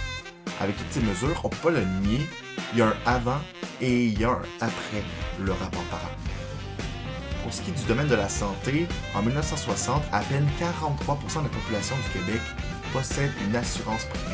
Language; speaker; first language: French; native; French